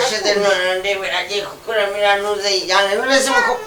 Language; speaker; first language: Kinyarwanda; native; Kinyarwanda